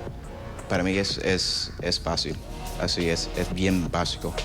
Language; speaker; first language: Spanish; early bilingual, heritage; Spanish